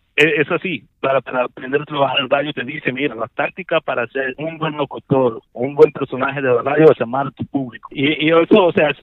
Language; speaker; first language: Spanish; early bilingual, heritage; Spanish